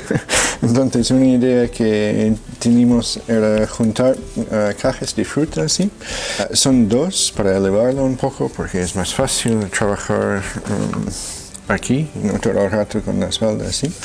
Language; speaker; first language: Spanish; non-native, fluent; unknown